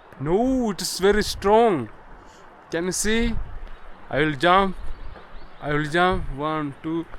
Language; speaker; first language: English; non-native, learner; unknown